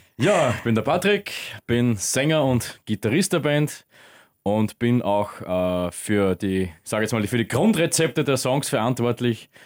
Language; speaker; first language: German; native; German